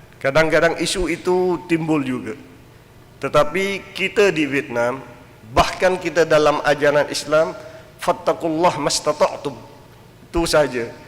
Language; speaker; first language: Malay; non-native, fluent; Western Cham